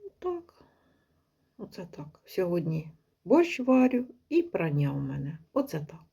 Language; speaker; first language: Ukrainian; non-native, local second language; Russian